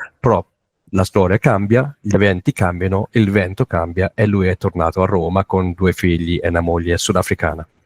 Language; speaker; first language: Italian; non-native, fluent; English